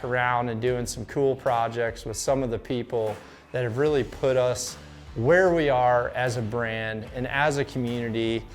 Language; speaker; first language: English; native; English